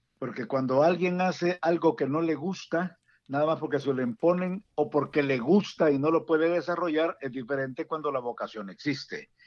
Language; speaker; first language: Spanish; native; Spanish